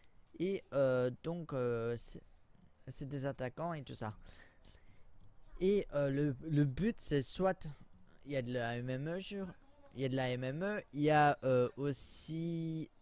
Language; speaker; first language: French; native; French